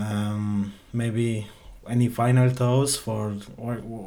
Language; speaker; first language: English; non-native, learner; Spanish